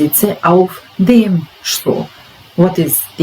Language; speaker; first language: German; non-native, fluent; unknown